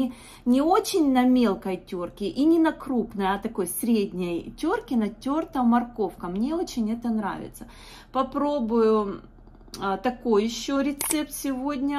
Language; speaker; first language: Russian; native; Russian